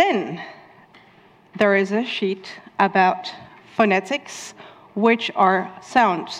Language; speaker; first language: English; non-native, fluent; Dutch